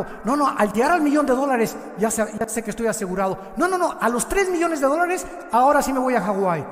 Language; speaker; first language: Spanish; native; Spanish